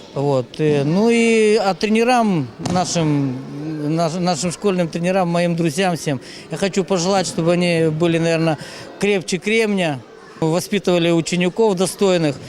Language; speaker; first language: Russian; native; Russian